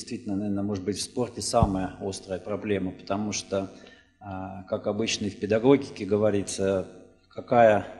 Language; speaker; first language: Russian; native; Russian